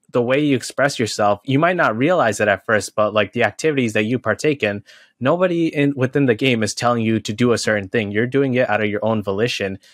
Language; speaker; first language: English; native; English